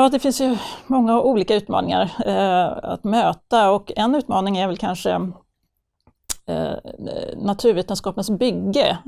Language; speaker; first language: Swedish; native; Swedish